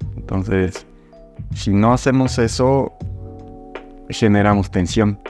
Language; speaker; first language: Spanish; non-native, fluent; Bulgarian